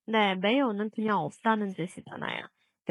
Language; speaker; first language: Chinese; non-native, fluent; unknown